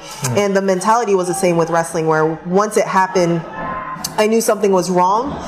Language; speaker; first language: English; native; English